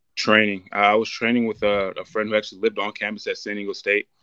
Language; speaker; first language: English; native; English